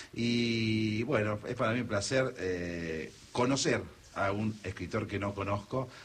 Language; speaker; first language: Spanish; native; Spanish